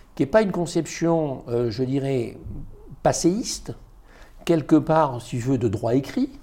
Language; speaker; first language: French; native; French